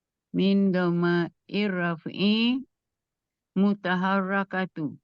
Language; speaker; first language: Arabic; non-native, learner; Indonesian